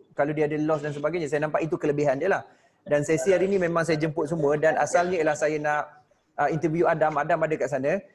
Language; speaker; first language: Malay; native; Malay